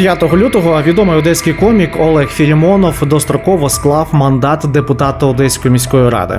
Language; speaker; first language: Ukrainian; native; Ukrainian